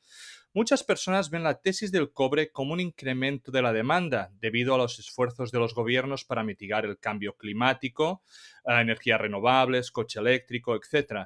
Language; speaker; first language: Spanish; native; Spanish